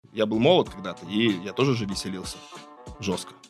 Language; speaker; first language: Russian; native; Russian